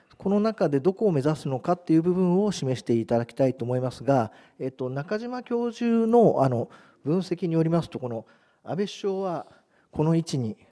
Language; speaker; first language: Japanese; native; Japanese